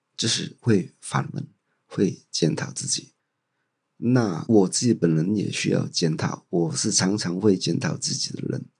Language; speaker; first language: Chinese; non-native, local second language; Cantonese